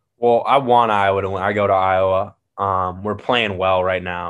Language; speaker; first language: English; native; English